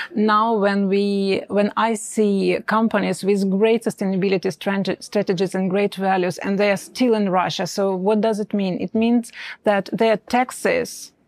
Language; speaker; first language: English; non-native, fluent; Ukrainian